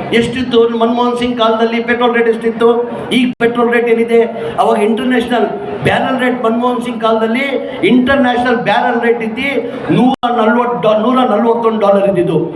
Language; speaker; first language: Kannada; non-native, local second language; Urdu